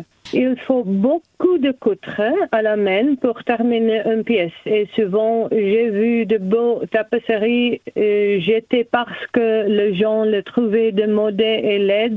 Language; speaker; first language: French; non-native, learner; German